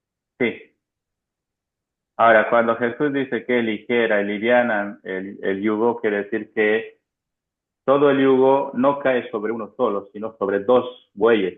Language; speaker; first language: Spanish; native; Spanish